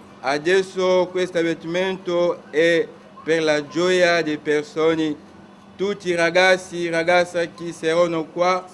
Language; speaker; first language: Italian; non-native, learner; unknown